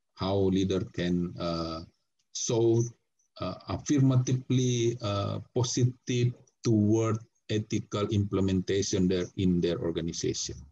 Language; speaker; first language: English; non-native, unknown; Indonesian